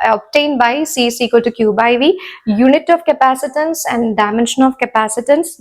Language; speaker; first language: English; non-native, local second language; Malayalam